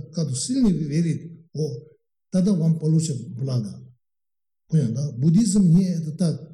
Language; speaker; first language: Russian; non-native, learner; Tibetan